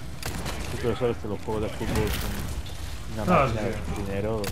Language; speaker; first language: Spanish; native; Spanish